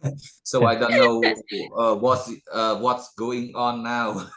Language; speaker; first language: English; non-native, learner; Khmer